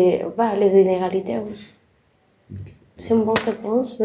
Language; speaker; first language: French; non-native, learner; Spanish